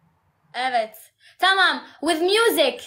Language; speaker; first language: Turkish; non-native, learner; Arabic